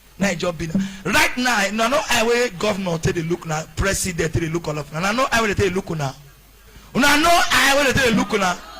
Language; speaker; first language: Nigerian Pidgin; non-native, local second language; Igbo